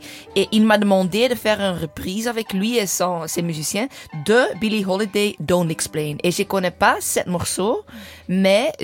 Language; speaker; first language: French; non-native, learner; English